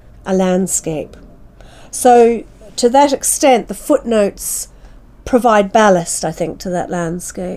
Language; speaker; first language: English; native; English